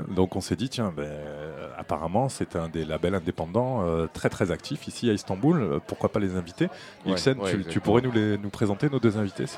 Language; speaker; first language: French; native; French